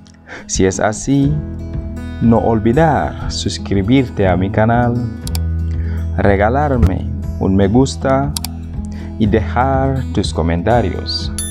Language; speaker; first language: Spanish; non-native, fluent; Wolof